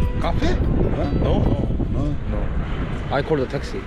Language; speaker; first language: English; non-native, learner; Korean